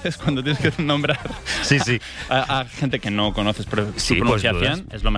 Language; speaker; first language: Spanish; native; Spanish